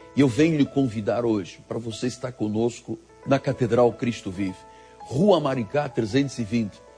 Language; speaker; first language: Portuguese; native; Portuguese